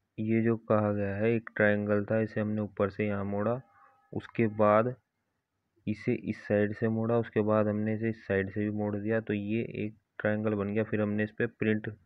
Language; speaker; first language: Hindi; native; Hindi